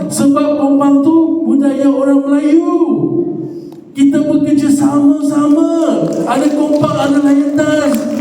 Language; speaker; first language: Malay; non-native, local second language; Chinese